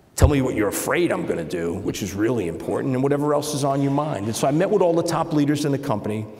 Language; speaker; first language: English; native; English